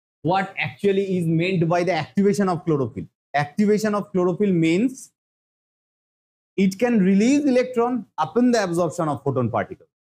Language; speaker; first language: English; non-native, local second language; Bangla